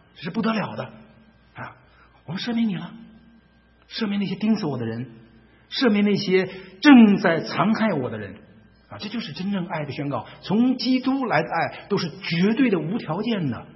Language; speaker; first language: Chinese; native; Chinese